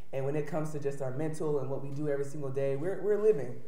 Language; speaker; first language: English; native; English